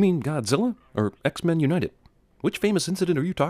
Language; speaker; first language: English; native; English